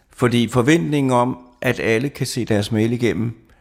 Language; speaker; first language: Danish; non-native, fluent; Romanian